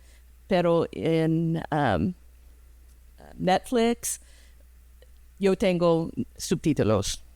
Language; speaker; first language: Spanish; early bilingual, heritage; English